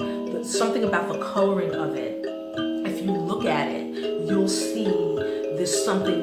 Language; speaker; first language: English; native; English